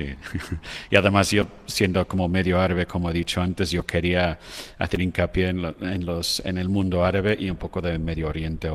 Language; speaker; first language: Spanish; non-native, fluent; French